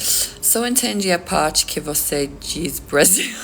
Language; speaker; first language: Portuguese; non-native, learner; English